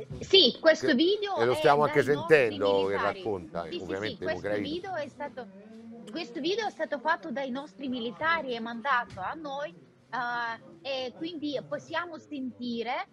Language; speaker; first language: Italian; non-native, fluent; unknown